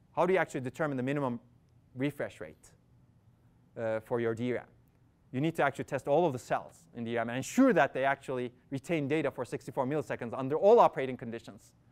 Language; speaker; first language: English; non-native, fluent; Turkish